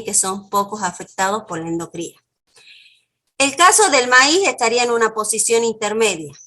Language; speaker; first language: Spanish; native; Spanish